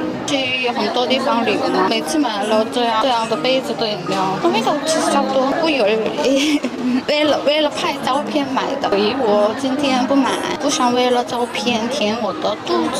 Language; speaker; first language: Chinese; non-native, learner; Korean